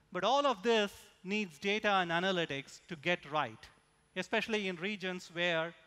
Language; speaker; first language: English; non-native, local second language; Tamil